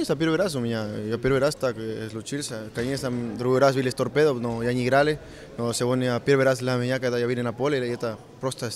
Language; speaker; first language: Russian; non-native, learner; Spanish